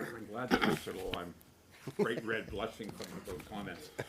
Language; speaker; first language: English; native; English